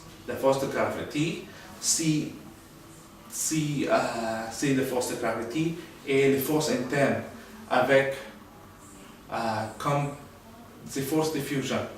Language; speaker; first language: French; non-native, learner; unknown